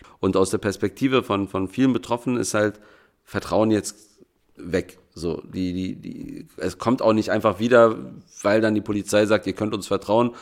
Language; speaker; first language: German; native; German